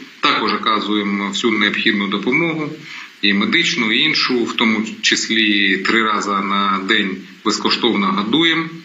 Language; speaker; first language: Ukrainian; non-native, local second language; Russian